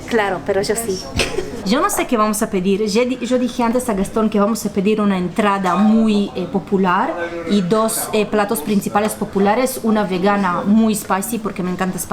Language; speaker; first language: Spanish; non-native, fluent; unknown